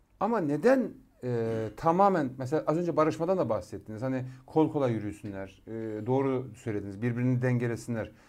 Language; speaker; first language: Turkish; native; Turkish